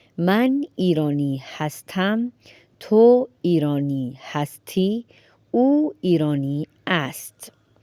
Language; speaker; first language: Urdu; non-native, fluent; Persian